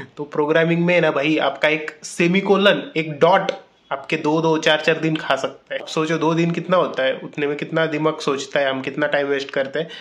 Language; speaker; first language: Hindi; non-native, local second language; Marathi